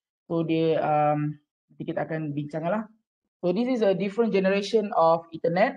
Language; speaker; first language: English; non-native, local second language; Malay